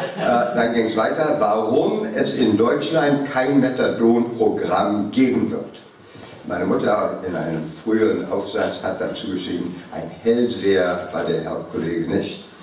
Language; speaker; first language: German; non-native, fluent; English